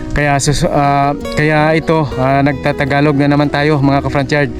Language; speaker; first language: Filipino; non-native, local second language; Cebuano